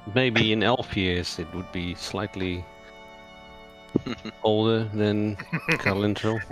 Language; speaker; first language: English; non-native, fluent; French